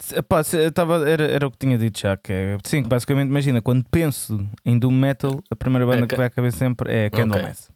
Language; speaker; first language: Portuguese; native; Portuguese